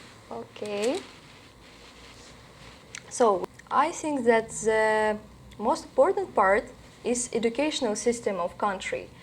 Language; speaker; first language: English; non-native, learner; Russian